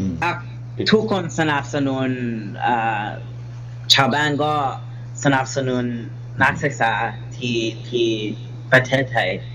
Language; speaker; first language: Thai; non-native, learner; English